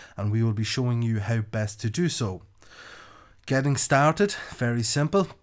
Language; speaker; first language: English; native; English